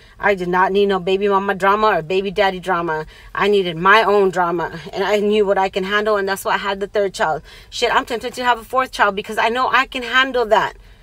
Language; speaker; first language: English; early bilingual, other home language; Spanish